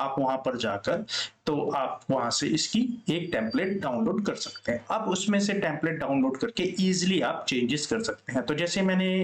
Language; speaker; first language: Hindi; native; Hindi